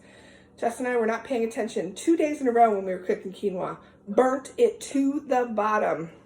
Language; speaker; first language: English; native; English